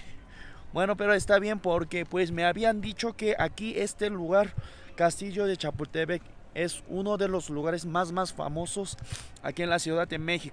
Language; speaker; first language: Spanish; non-native, fluent; Korean